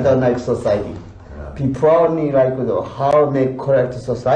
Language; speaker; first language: English; non-native, learner; Korean